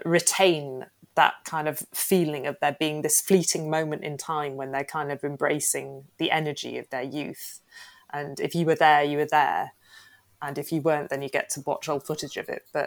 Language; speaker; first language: English; native; English